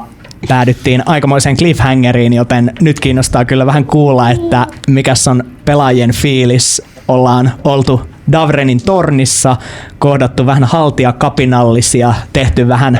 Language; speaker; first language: Finnish; native; Finnish